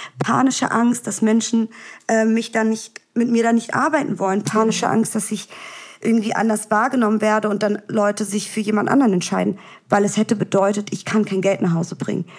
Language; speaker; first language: German; early bilingual, other home language; Vietnamese